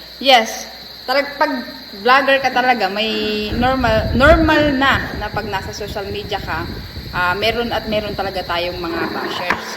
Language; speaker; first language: Filipino; non-native, local second language; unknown